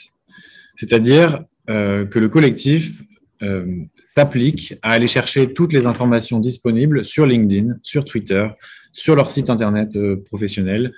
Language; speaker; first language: French; native; French